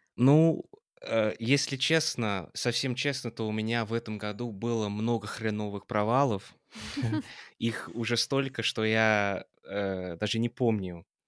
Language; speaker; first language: Russian; non-native, fluent; English